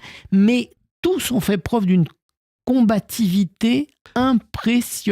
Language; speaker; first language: French; native; French